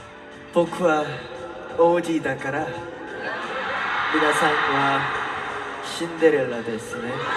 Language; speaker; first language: Japanese; non-native, learner; Korean